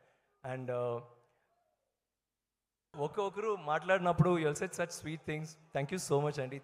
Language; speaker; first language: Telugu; non-native, learner; Tamil